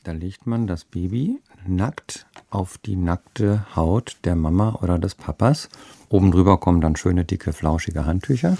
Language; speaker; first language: German; native; German